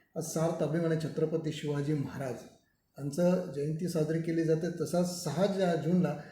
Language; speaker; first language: Marathi; native; Marathi